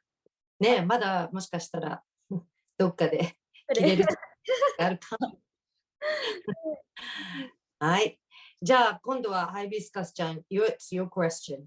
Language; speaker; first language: Japanese; native; Japanese